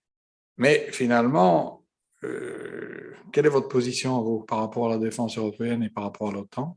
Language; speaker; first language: French; native; French